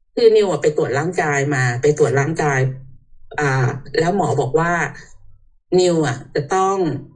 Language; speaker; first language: Thai; early bilingual, heritage; Thai